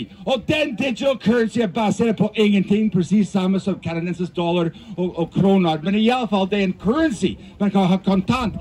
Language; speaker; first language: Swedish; non-native, fluent; English